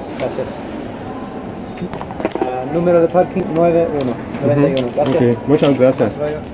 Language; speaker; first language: Spanish; non-native, learner; Russian